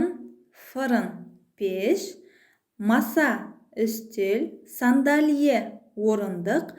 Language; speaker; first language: Turkish; non-native, fluent; Kazakh